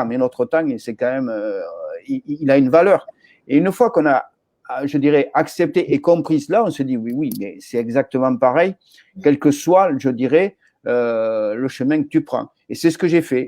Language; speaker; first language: French; native; French